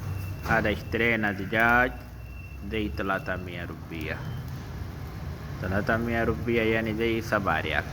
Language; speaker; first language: Arabic; non-native, learner; Urdu